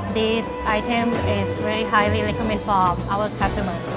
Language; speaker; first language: English; non-native, learner; Thai